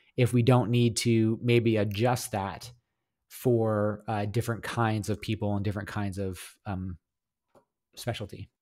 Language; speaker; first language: English; native; English